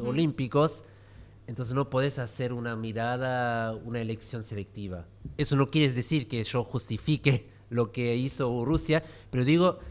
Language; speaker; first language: Spanish; non-native, fluent; German